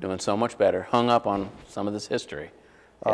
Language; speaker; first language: English; native; English